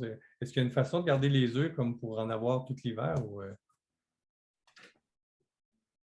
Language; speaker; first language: French; native; French